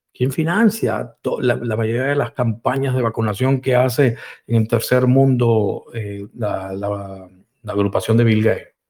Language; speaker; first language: Spanish; native; Spanish